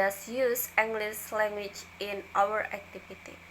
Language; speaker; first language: English; non-native, learner; Indonesian